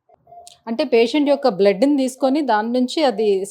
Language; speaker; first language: Telugu; native; Telugu